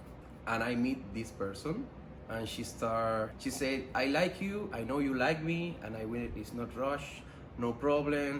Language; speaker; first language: English; non-native, learner; Spanish